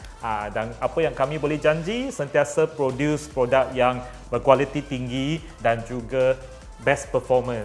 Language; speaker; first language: Malay; native; Malay